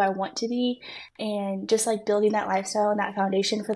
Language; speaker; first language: English; native; English